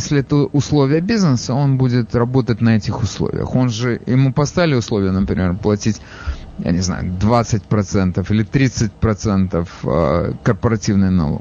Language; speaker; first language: Russian; native; Russian